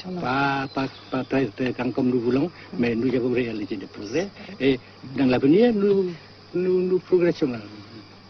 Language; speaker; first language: French; non-native, fluent; Vietnamese